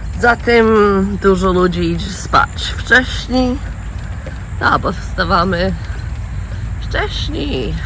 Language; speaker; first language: Polish; early bilingual, heritage; Polish